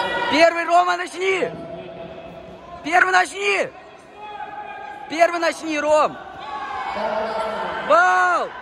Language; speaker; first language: Russian; native; Russian